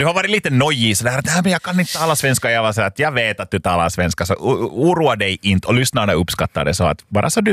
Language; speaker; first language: Swedish; native; Swedish